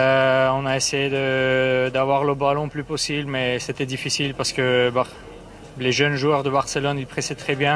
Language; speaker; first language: French; non-native, fluent; Armenian